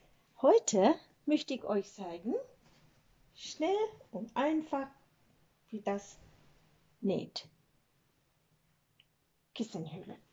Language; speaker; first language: German; non-native, learner; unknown